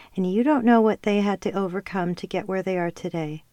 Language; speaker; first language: English; native; English